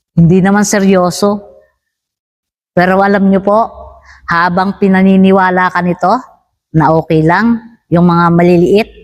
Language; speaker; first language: Filipino; native; Filipino